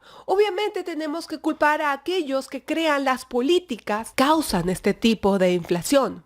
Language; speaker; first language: Spanish; native; Spanish